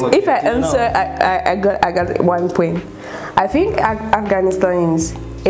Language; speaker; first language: English; non-native, local second language; French